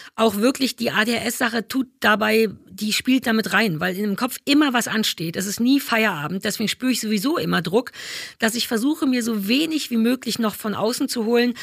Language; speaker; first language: German; native; German